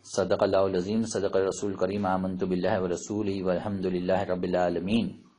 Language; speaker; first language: Urdu; native; Urdu